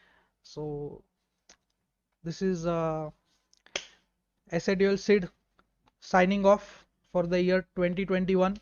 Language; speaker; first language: Hindi; native; Hindi